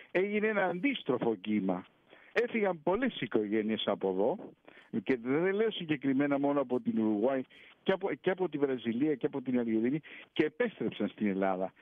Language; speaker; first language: Greek; early bilingual, heritage; Greek